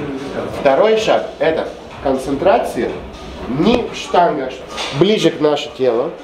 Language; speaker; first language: Russian; non-native, fluent; Greek